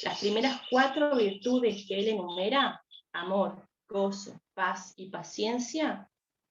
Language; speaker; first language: Spanish; native; Spanish